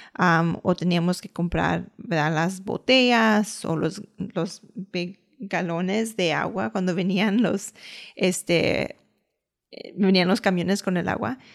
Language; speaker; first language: Spanish; early bilingual, heritage; Spanish